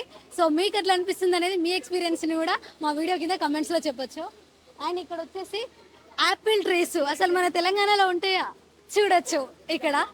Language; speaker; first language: Telugu; native; Telugu